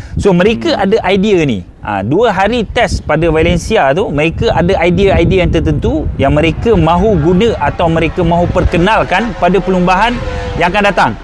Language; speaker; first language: Malay; native; Malay